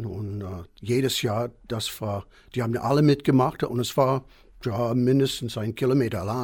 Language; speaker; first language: German; non-native, fluent; English